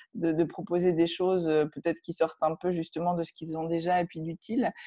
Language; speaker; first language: French; native; French